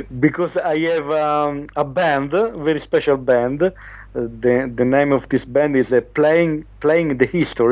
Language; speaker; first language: English; non-native, learner; Italian